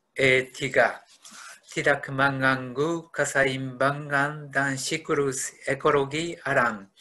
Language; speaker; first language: Indonesian; non-native, fluent; Japanese